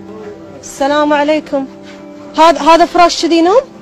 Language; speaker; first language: Arabic; native; Arabic